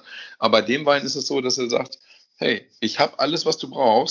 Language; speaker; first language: German; native; German